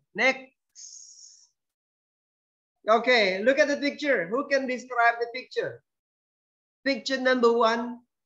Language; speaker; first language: English; non-native, fluent; Indonesian